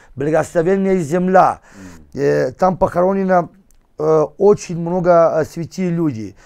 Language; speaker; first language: Russian; non-native, fluent; Persian